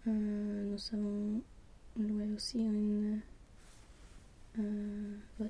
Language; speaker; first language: French; non-native, learner; Swedish